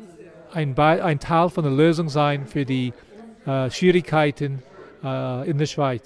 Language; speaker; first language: German; non-native, fluent; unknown